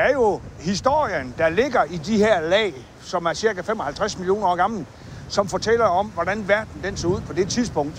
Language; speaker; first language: Danish; native; Danish